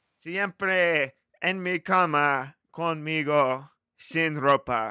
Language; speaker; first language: Spanish; non-native, learner; English